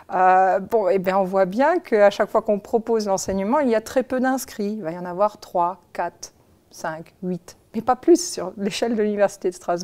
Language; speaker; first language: French; native; French